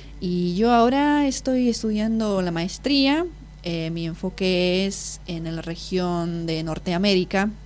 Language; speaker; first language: Spanish; non-native, fluent; Slovak